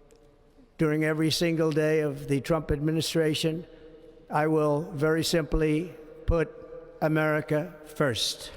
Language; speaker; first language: English; native; English